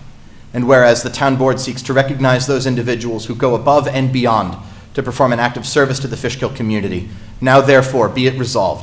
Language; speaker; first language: English; native; English